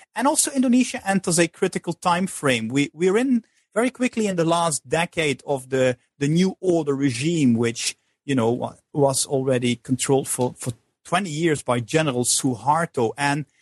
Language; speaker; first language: English; non-native, fluent; Dutch